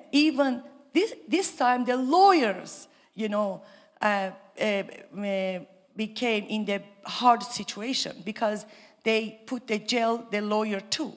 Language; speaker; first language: English; non-native, learner; Persian